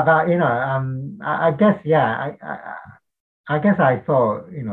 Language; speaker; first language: English; non-native, fluent; Japanese